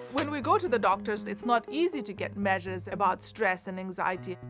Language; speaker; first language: English; non-native, local second language; Bangla